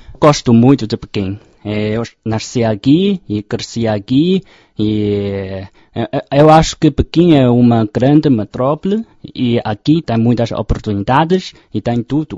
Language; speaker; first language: Portuguese; non-native, fluent; Chinese